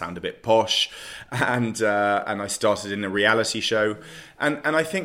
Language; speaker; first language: English; native; English